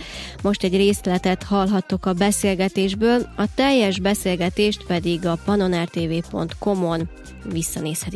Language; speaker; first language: Hungarian; native; Hungarian